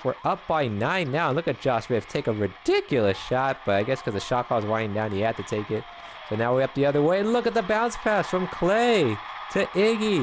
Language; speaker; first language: English; native; English